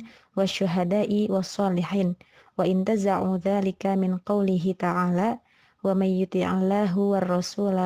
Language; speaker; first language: Arabic; non-native, learner; Indonesian